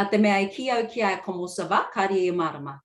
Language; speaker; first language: Māori; non-native, local second language; English